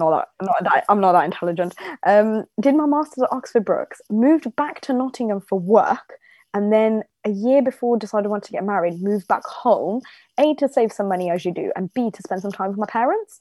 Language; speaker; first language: English; native; English